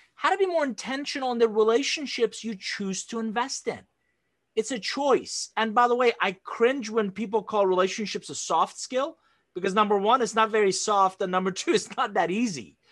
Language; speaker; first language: English; non-native, fluent; Persian